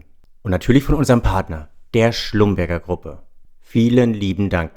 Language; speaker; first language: German; native; German